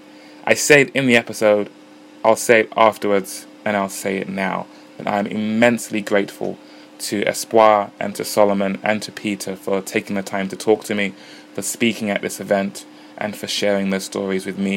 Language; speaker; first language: English; non-native, local second language; Ganda